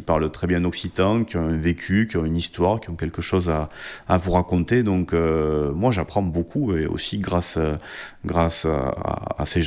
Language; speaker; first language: French; native; French